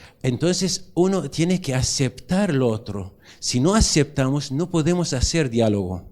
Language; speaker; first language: Spanish; non-native, learner; Arabic